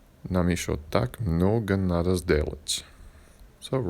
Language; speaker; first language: Russian; non-native, learner; English